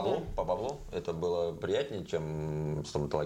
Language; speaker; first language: Russian; native; Russian